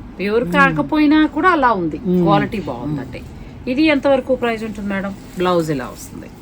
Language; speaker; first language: Telugu; native; Telugu